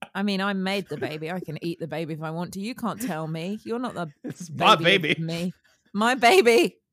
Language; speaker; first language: English; early bilingual, other home language; Italian